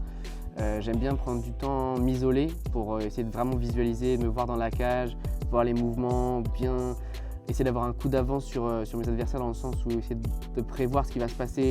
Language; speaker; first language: French; native; French